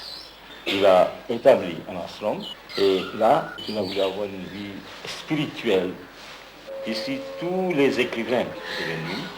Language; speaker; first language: French; non-native, local second language; Bangla